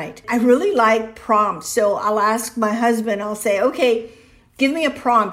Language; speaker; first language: English; early bilingual, other home language; Spanish